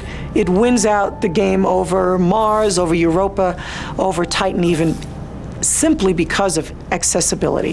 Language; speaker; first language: English; native; English